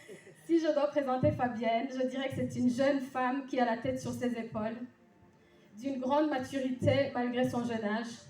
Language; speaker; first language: French; native; French